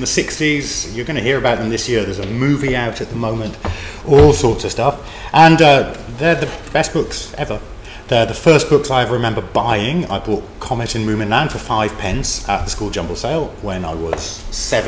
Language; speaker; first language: English; native; English